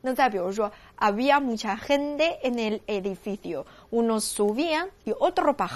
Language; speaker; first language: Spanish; non-native, learner; Chinese